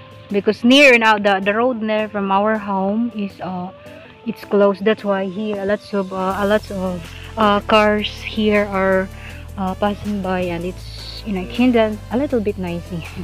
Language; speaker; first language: English; non-native, local second language; Cebuano